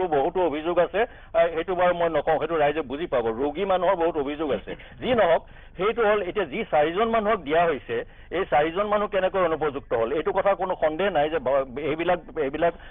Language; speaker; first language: Assamese; native; Assamese